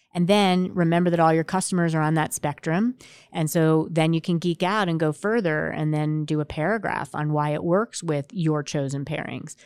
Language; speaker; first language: English; native; English